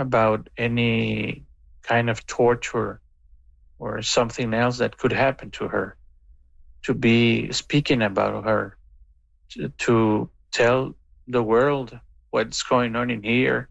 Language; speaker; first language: English; non-native, fluent; Spanish